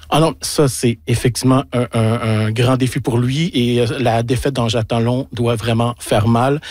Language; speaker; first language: French; native; French